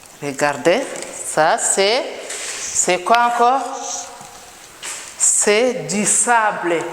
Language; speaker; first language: French; non-native, local second language; Kinyarwanda